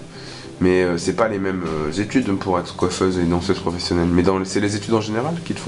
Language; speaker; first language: French; native; French